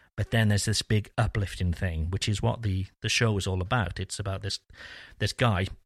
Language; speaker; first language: English; native; English